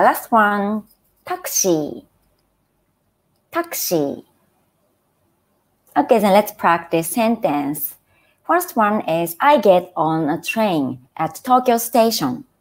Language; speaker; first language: English; non-native, fluent; Japanese